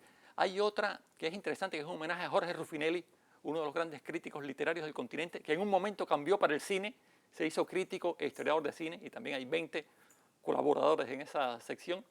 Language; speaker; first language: Spanish; native; Spanish